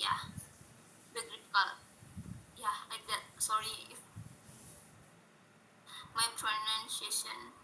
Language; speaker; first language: English; non-native, learner; Indonesian